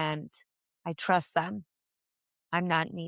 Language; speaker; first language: English; native; English